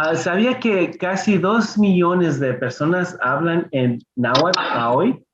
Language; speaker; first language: Spanish; early bilingual, heritage; Spanish